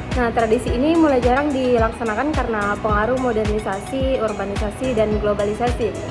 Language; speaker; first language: Indonesian; non-native, local second language; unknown